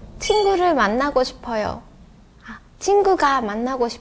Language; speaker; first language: Korean; non-native, learner; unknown